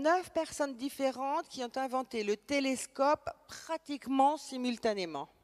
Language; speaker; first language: French; native; French